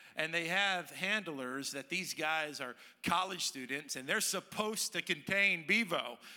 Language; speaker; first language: English; native; English